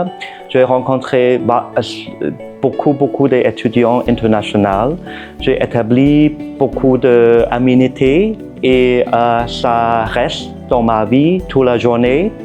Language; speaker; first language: French; non-native, learner; Cantonese